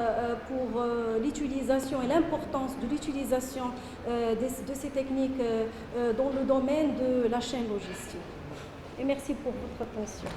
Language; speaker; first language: French; non-native, local second language; Arabic